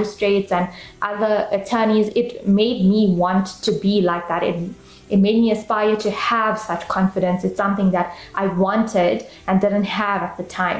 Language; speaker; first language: English; native; English